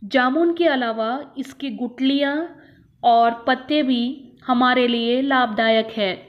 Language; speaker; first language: Hindi; non-native, local second language; Kannada